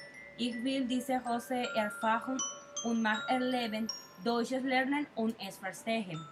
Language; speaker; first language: German; non-native, learner; Spanish